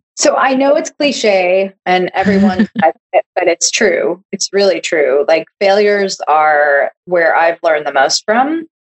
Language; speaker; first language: English; early bilingual, other home language; Hebrew